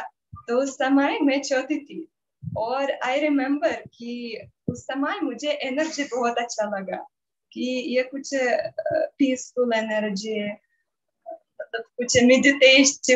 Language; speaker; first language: Hindi; non-native, learner; Russian